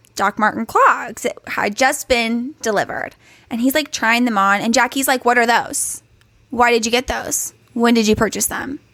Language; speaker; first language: English; native; English